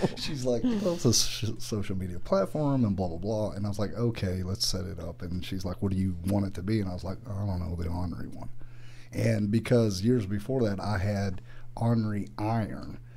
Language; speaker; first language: English; native; English